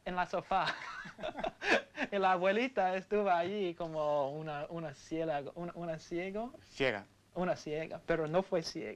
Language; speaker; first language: Spanish; non-native, learner; English